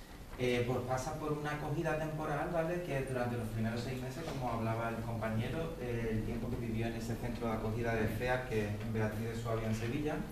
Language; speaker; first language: Spanish; native; Spanish